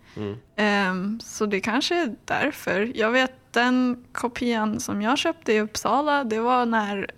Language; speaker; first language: Swedish; early bilingual, heritage; English